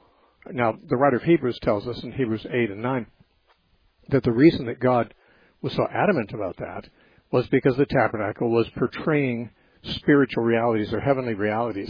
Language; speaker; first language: English; native; English